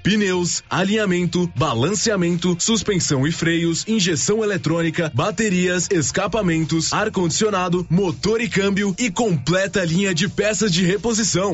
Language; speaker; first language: Portuguese; native; Portuguese